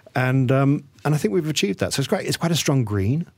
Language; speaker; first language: English; native; English